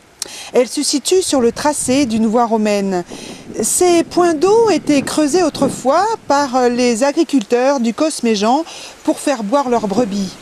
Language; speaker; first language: French; native; French